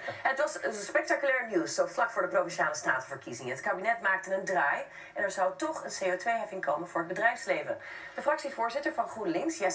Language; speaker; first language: Dutch; native; Dutch